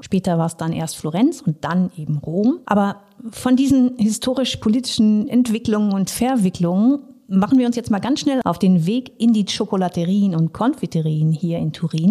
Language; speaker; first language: German; native; German